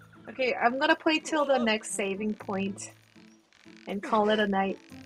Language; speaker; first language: English; non-native, fluent; Korean